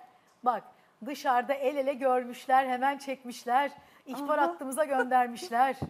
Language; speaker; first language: Turkish; native; Turkish